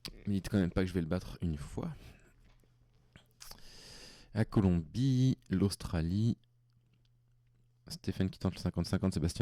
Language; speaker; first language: French; native; French